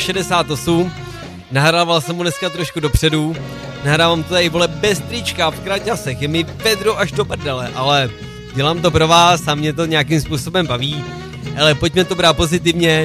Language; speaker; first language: Czech; native; Czech